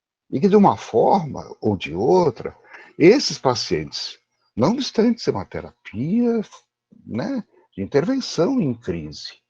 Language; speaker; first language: Portuguese; native; Portuguese